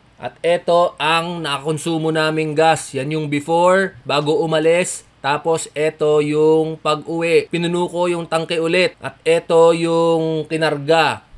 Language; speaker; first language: Filipino; native; Filipino